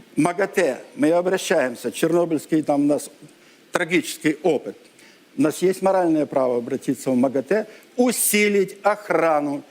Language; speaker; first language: Russian; non-native, local second language; Ukrainian